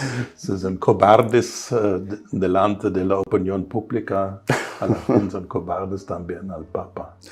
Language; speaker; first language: Spanish; non-native, fluent; German